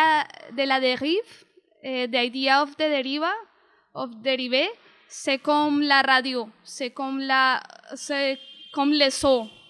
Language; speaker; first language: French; non-native, learner; Spanish